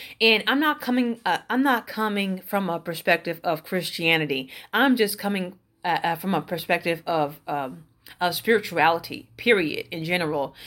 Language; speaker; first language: English; native; English